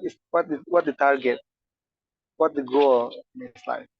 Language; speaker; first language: English; non-native, learner; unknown